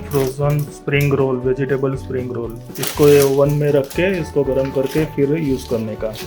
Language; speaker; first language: Hindi; non-native, local second language; Gujarati